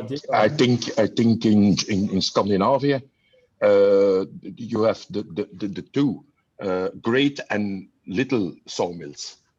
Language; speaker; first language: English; non-native, learner; Dutch